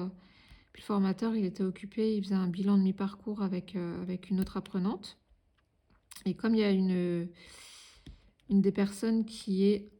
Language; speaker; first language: French; native; French